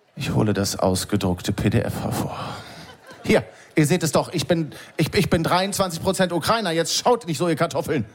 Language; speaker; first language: German; native; German